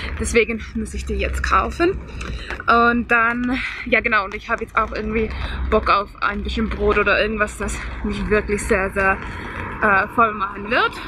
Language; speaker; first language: German; non-native, fluent; Finnish